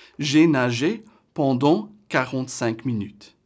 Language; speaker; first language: French; non-native, fluent; English